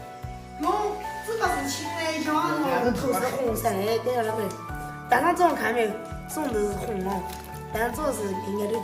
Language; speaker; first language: Chinese; native; Chinese